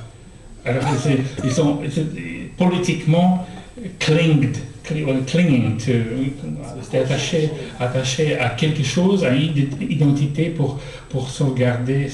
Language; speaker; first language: French; non-native, fluent; Russian